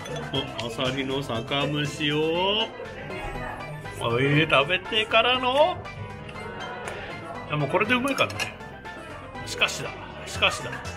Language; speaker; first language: Japanese; native; Japanese